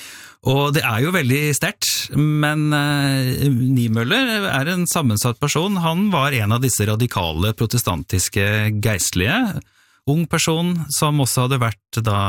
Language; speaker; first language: Norwegian; native; Norwegian